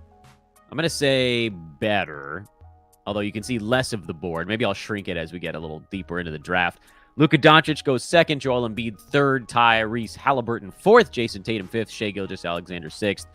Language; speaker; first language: English; native; English